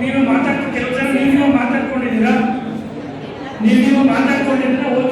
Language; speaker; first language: Kannada; native; Kannada